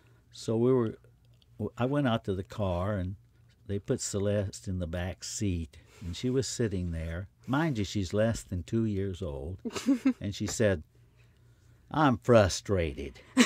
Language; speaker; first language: English; native; English